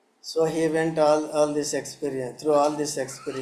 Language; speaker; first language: English; non-native, local second language; Telugu